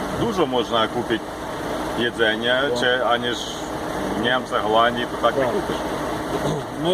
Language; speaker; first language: Polish; non-native, learner; Ukrainian